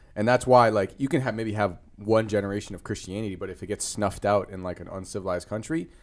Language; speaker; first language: English; native; English